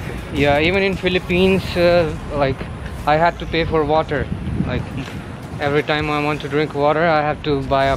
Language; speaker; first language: English; non-native, local second language; Hindi